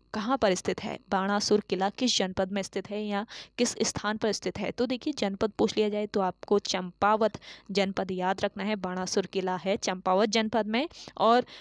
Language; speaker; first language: Hindi; native; Hindi